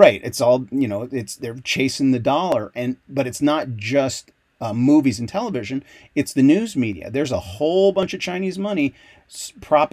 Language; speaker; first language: English; native; English